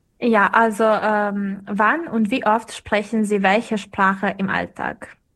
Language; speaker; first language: German; non-native, fluent; Serbian